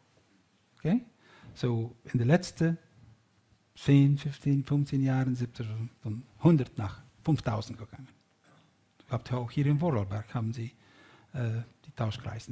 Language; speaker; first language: German; non-native, learner; Dutch